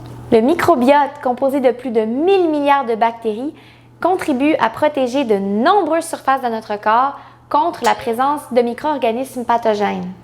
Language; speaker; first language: French; native; French